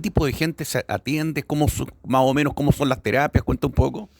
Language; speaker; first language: Spanish; native; Spanish